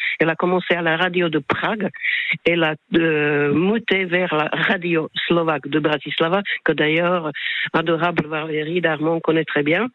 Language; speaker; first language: French; non-native, fluent; Slovak